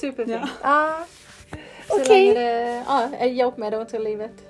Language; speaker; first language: Swedish; non-native, fluent; English